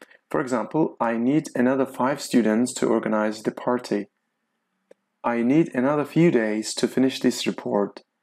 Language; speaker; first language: English; non-native, fluent; Azerbaijani